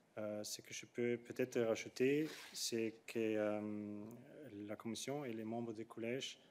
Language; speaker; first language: French; non-native, fluent; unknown